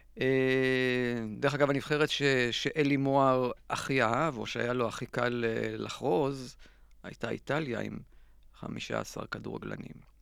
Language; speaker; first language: Hebrew; native; Hebrew